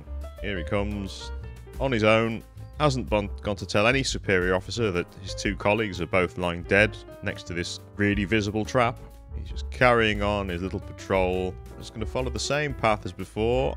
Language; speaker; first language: English; native; English